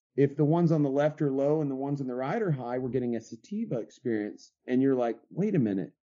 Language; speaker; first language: English; native; English